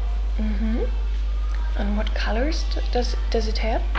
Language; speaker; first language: English; non-native, fluent; German